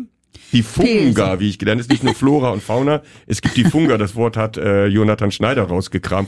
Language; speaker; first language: German; native; German